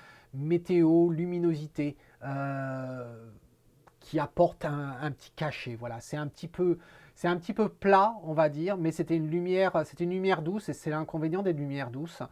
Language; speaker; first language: French; native; French